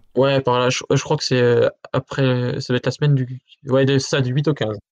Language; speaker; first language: French; native; French